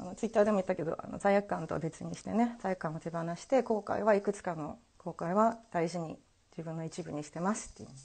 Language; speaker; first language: Japanese; early bilingual, heritage; Japanese